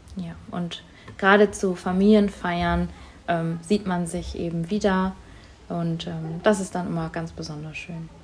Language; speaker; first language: German; native; German